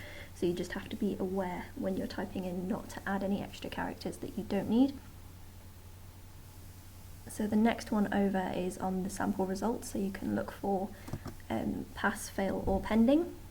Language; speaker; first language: English; native; English